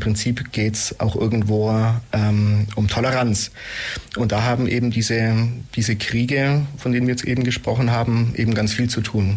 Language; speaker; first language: German; native; German